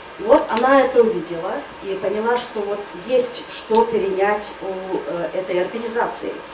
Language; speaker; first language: Russian; non-native, fluent; Mongolian